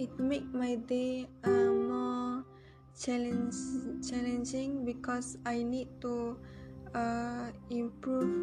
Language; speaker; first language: English; non-native, learner; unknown